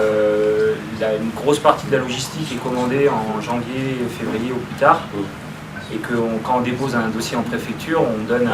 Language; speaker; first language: French; native; French